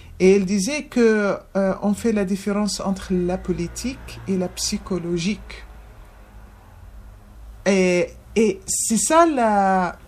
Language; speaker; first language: French; non-native, fluent; Arabic